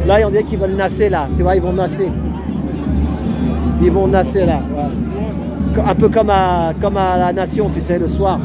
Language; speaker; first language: French; native; French